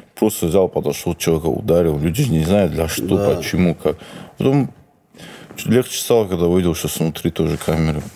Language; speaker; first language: Russian; non-native, local second language; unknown